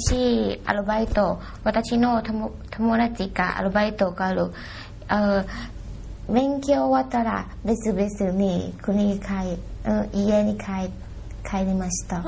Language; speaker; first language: Japanese; non-native, learner; Thai